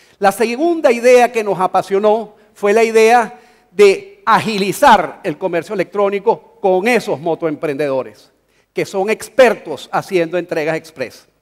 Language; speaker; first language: Spanish; native; Spanish